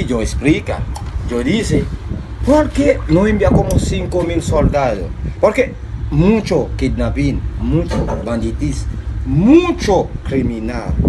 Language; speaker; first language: Spanish; non-native, learner; Haitian Creole